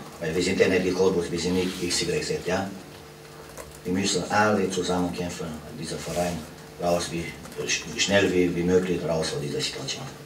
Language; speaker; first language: German; non-native, fluent; Romanian